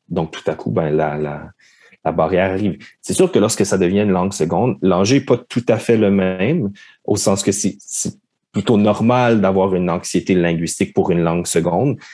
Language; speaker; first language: French; native; French